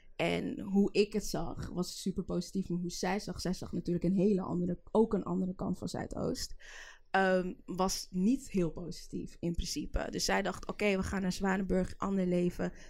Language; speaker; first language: Dutch; early bilingual, other home language; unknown